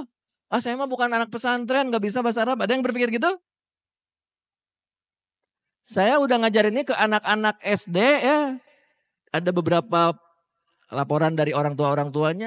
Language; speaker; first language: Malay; non-native, local second language; Sundanese